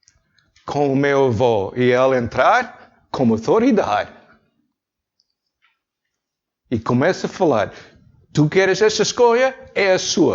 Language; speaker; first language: Portuguese; non-native, learner; English